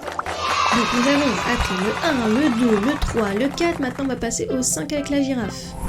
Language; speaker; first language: French; native; French